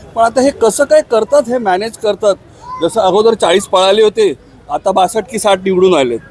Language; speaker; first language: Marathi; native; Marathi